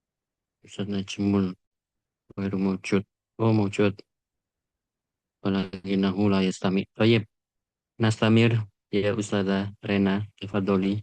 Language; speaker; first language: Arabic; non-native, fluent; Indonesian